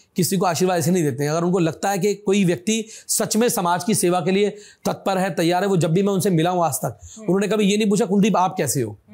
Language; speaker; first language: Hindi; native; Hindi